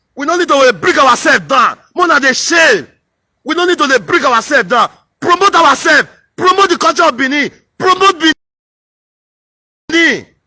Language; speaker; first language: Nigerian Pidgin; non-native, local second language; Bini